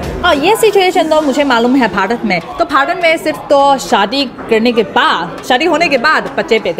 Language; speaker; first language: Hindi; non-native, fluent; Chinese